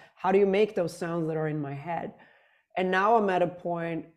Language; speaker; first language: English; non-native, fluent; Swedish